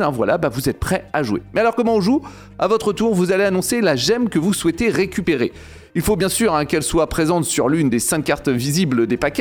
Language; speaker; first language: French; native; French